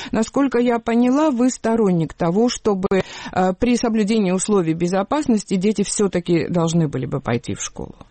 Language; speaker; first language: Russian; non-native, local second language; Georgian